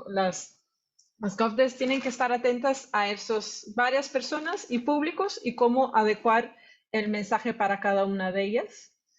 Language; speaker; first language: Spanish; early bilingual, heritage; Spanish